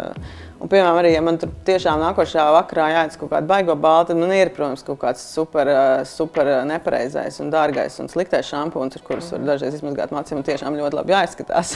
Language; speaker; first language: Latvian; native; Latvian